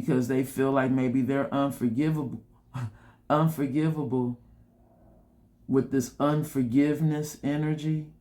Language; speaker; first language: English; native; English